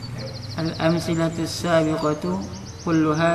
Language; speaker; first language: Arabic; non-native, learner; Indonesian